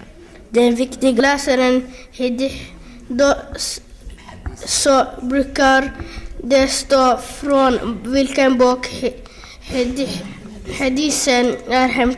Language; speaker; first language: Swedish; early bilingual, other home language; Somali